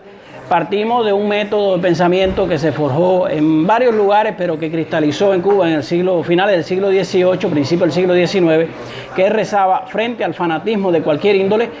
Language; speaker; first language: Spanish; native; Spanish